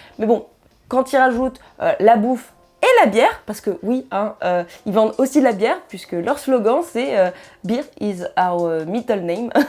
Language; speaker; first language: French; native; French